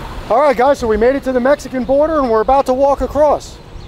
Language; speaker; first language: English; native; English